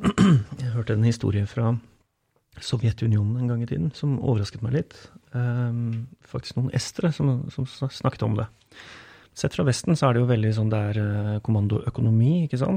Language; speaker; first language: Norwegian; native; Norwegian